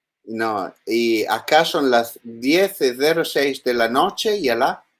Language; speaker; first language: Spanish; non-native, learner; Italian